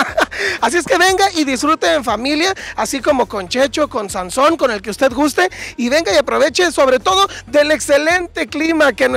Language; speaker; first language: Spanish; native; Spanish